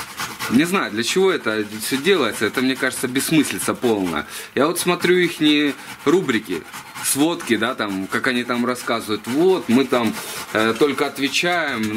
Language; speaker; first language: Russian; native; Russian